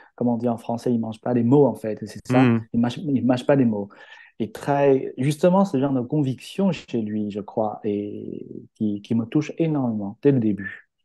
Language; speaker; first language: French; non-native, fluent; Chinese